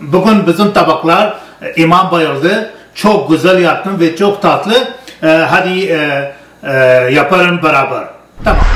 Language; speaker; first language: Turkish; non-native, learner; Arabic